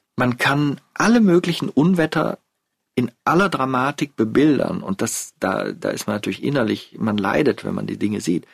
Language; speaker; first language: German; native; German